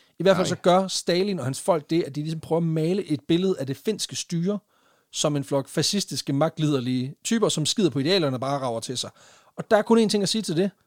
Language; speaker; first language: Danish; native; Danish